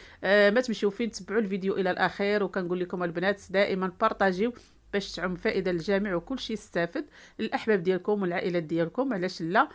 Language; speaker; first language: Arabic; native; Arabic